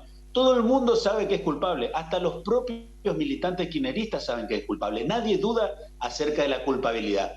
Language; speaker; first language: Spanish; native; Spanish